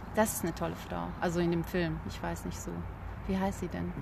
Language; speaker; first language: German; early bilingual, other home language; Bosnian